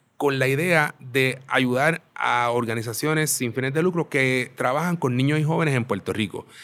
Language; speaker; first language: Spanish; native; Spanish